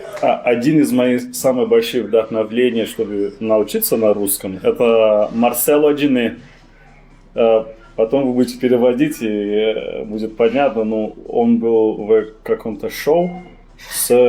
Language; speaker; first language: Russian; non-native, fluent; Portuguese